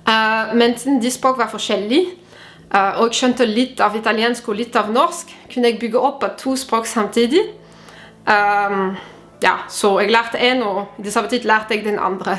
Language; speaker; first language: Norwegian; non-native, fluent; French